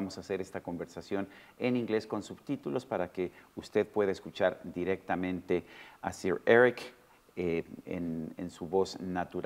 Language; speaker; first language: Spanish; native; Spanish